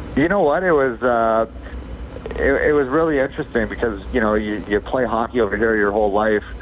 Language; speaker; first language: English; native; English